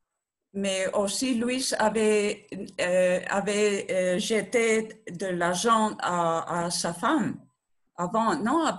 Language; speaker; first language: French; non-native, learner; Spanish